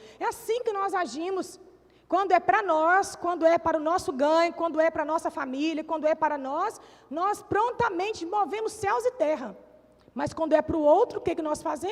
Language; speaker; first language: Portuguese; native; Portuguese